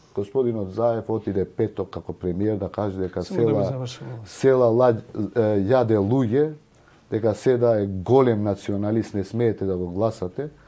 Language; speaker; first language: Macedonian; non-native, local second language; Albanian